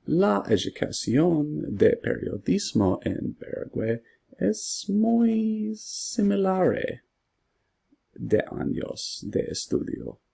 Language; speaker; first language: Spanish; non-native, learner; English